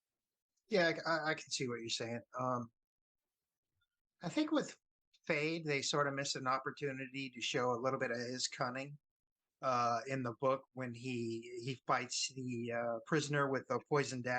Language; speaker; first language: English; native; English